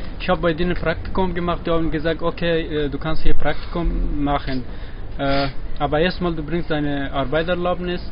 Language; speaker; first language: German; non-native, learner; Persian